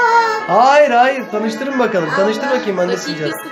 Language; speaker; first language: Turkish; native; Turkish